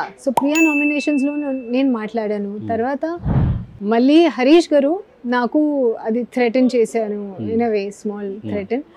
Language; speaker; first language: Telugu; non-native, learner; Hindi